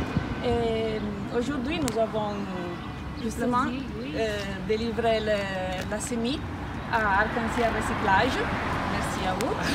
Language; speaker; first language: French; non-native, fluent; Italian